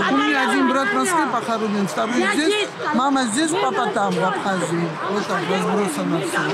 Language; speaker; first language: Russian; non-native, local second language; Georgian